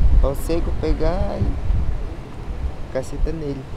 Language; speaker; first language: Portuguese; non-native, local second language; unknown